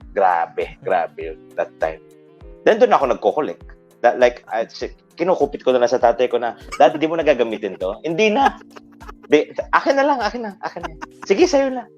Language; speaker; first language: Filipino; native; Filipino